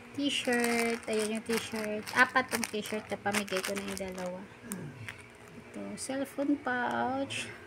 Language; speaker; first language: Filipino; non-native, local second language; Cebuano